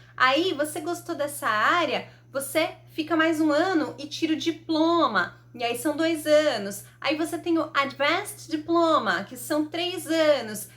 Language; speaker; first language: Portuguese; native; Portuguese